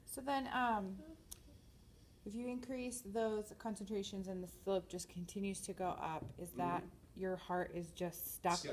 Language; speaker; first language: English; native; English